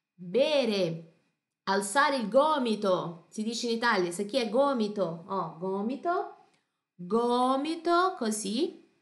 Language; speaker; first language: Italian; non-native, fluent; Portuguese